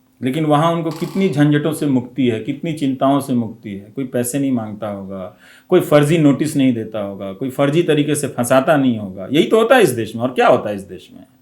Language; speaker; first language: Hindi; non-native, local second language; Bhojpuri